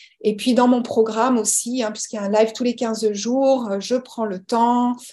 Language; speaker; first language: French; early bilingual, other home language; English